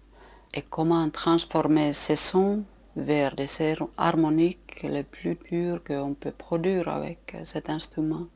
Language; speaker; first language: French; non-native, fluent; Finnish